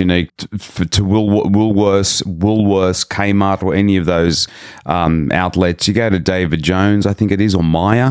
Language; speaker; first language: English; native; English